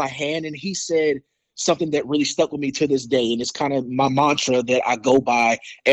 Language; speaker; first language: English; native; English